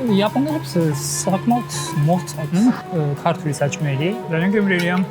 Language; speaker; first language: Georgian; non-native, fluent; Japanese